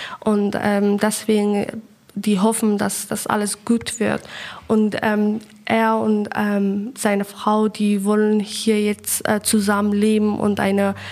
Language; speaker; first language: German; non-native, fluent; Persian